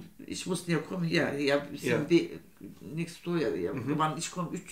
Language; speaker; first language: German; non-native, learner; Turkish